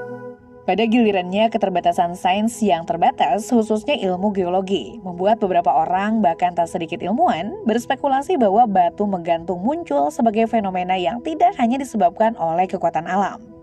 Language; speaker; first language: Indonesian; native; Indonesian